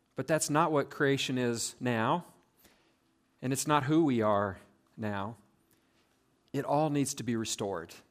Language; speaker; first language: English; native; English